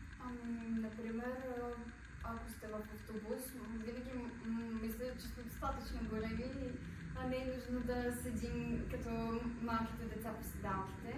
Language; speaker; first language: Bulgarian; native; Bulgarian